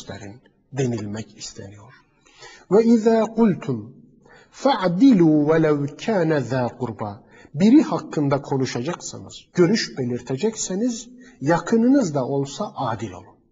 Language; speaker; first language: Turkish; native; Turkish